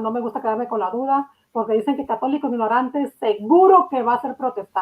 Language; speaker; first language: Spanish; native; Spanish